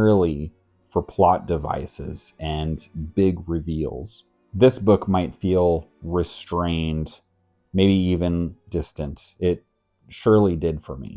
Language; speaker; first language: English; native; English